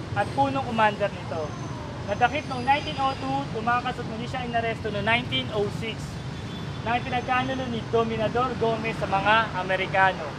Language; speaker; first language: Filipino; native; Filipino